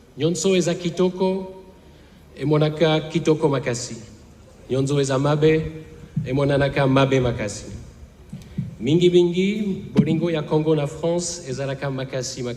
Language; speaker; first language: Lingala; non-native, learner; French